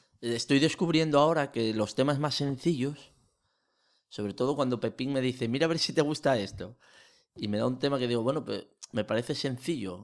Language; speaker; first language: Spanish; native; Spanish